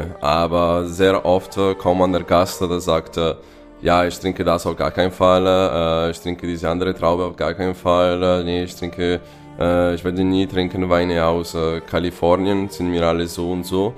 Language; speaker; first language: German; non-native, fluent; Italian